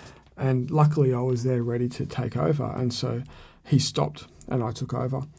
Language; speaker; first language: English; native; English